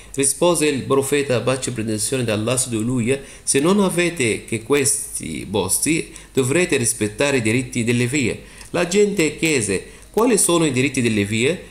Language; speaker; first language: Italian; non-native, fluent; Arabic